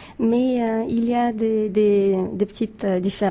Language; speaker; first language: French; non-native, fluent; Romanian